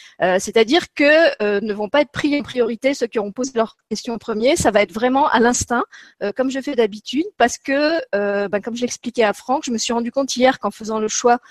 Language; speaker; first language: French; native; French